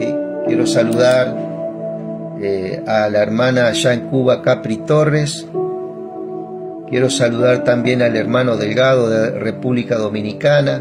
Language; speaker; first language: Spanish; native; Spanish